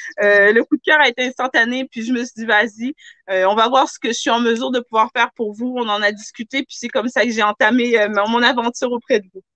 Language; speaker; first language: French; native; French